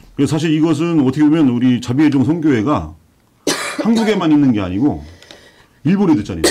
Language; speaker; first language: Korean; native; Korean